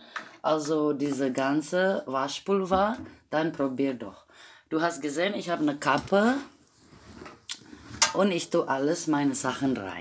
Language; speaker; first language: German; non-native, fluent; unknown